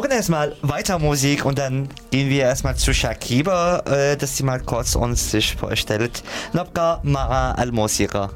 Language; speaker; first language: German; non-native, fluent; Arabic